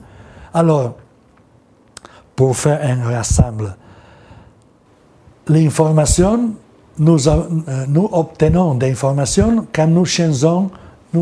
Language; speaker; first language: French; non-native, learner; Italian